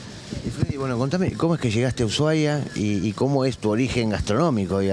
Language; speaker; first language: Spanish; native; Spanish